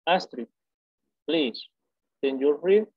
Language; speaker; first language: English; non-native, fluent; Spanish